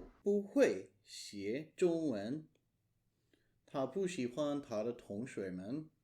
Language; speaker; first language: Chinese; non-native, learner; English